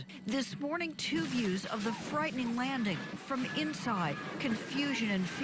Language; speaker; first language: English; native; English